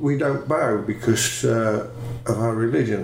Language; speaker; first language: English; native; English